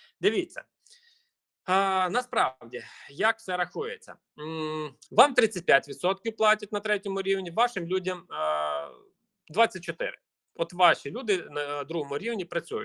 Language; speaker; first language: Ukrainian; native; Ukrainian